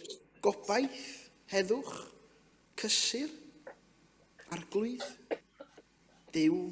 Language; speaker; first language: Welsh; native; Welsh